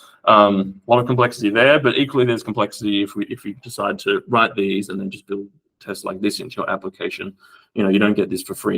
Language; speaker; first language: English; native; English